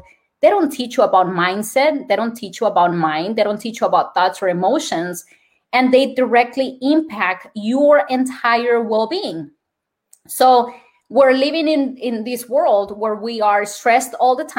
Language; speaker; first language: English; non-native, fluent; Spanish